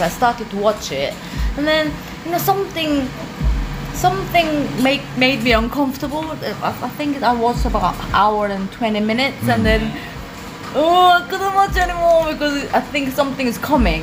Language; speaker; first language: English; non-native, fluent; Korean